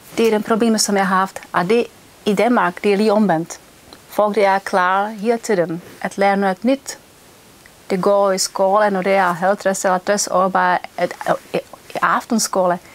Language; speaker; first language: Danish; non-native, fluent; Czech